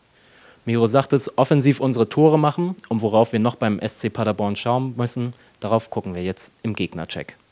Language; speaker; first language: German; native; German